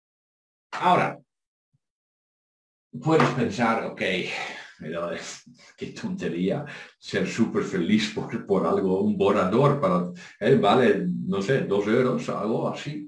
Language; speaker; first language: Spanish; non-native, fluent; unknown